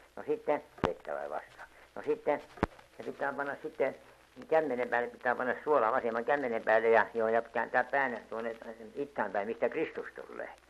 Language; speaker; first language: Finnish; native; Finnish